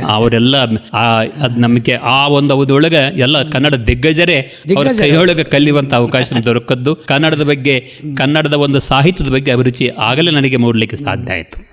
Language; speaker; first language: Kannada; native; Kannada